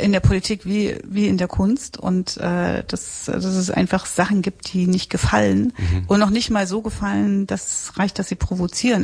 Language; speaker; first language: German; native; German